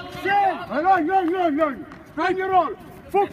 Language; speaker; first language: Swedish; non-native, fluent; French